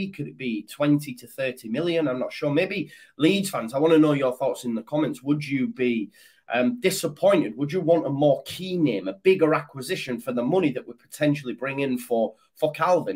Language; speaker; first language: English; native; English